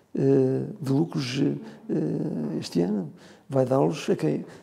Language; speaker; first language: Portuguese; native; Portuguese